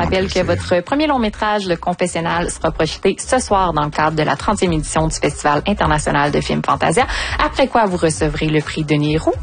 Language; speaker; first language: French; native; French